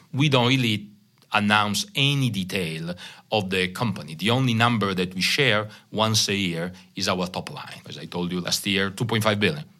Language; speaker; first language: English; non-native, fluent; Italian